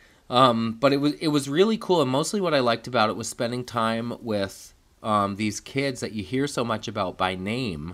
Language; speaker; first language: English; native; English